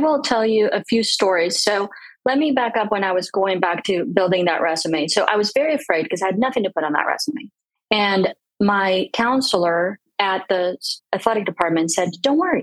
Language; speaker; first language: English; non-native, fluent; Spanish